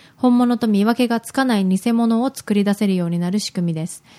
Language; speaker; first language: Japanese; native; Japanese